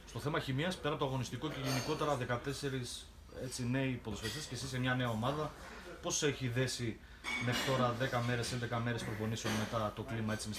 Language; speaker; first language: Greek; native; Greek